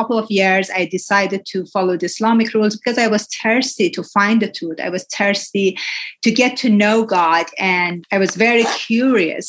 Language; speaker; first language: English; non-native, fluent; Persian